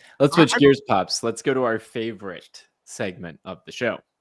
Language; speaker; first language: English; native; English